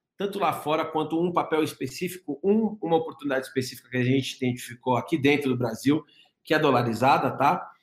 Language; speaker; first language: Portuguese; native; Portuguese